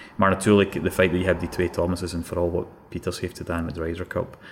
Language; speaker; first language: Dutch; non-native, fluent; English